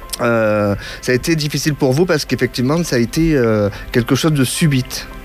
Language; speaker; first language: French; native; French